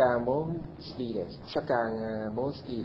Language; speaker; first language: Japanese; non-native, learner; Vietnamese